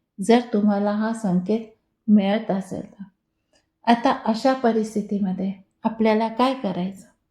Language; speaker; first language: Marathi; non-native, local second language; Hindi